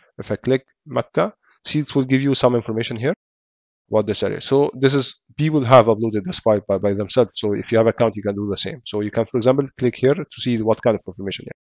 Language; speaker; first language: English; non-native, fluent; Arabic